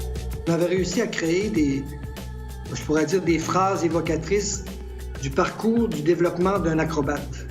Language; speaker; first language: French; native; French